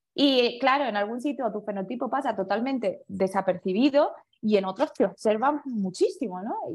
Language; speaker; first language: Spanish; early bilingual, other home language; Chinese